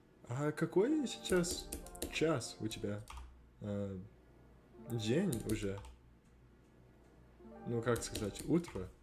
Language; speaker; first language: Russian; non-native, learner; English